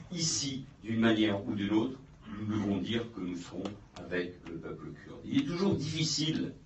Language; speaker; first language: French; native; French